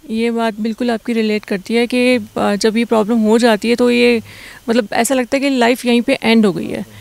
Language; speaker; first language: Hindi; native; Hindi